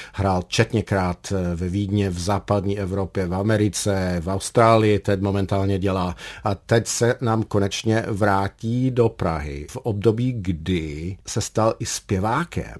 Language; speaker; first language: Czech; non-native, fluent; English